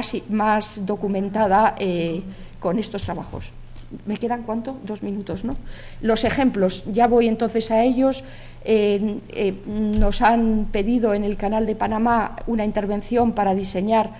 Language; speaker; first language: Spanish; native; Spanish